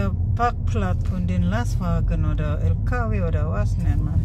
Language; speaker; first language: German; non-native, learner; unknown